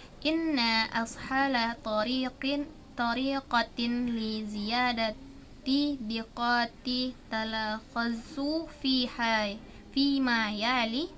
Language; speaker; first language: Arabic; non-native, learner; Indonesian